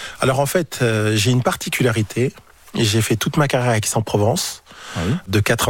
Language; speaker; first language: French; native; French